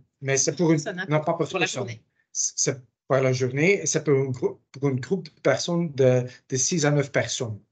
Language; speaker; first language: French; non-native, local second language; Dutch